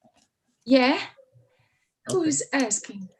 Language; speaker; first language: English; non-native, learner; Portuguese